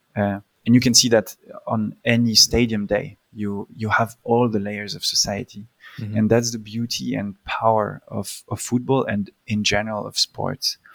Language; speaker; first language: English; early bilingual, other home language; Polish